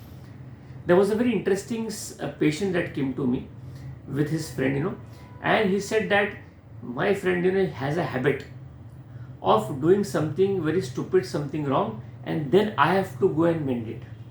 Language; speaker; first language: English; non-native, local second language; Hindi